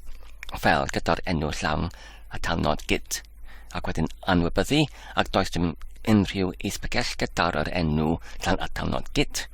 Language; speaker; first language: Welsh; non-native, learner; English